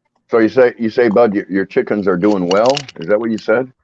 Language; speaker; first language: English; native; English